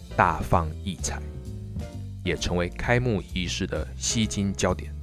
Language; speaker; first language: Chinese; native; Chinese